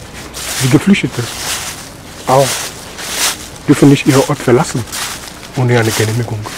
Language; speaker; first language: German; non-native, learner; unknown